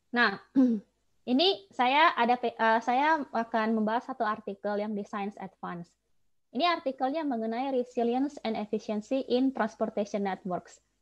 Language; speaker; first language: Indonesian; native; Indonesian